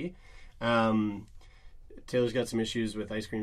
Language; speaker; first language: English; native; English